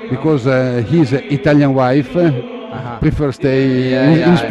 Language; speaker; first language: English; non-native, fluent; Italian